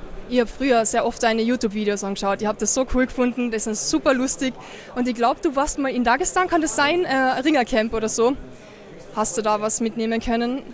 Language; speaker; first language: German; native; German